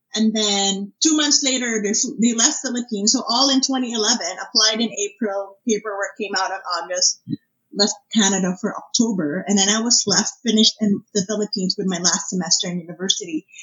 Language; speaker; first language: English; non-native, local second language; Filipino